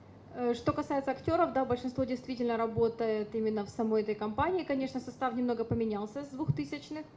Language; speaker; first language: Russian; native; Russian